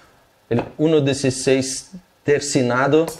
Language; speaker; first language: Spanish; non-native, fluent; Portuguese